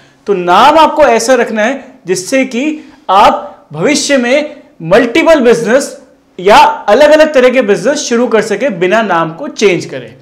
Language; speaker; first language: Hindi; native; Hindi